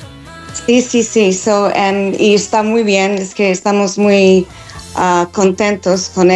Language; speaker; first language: Spanish; non-native, learner; English